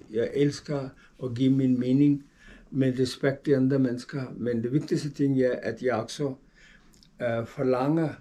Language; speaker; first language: Danish; non-native, fluent; Urdu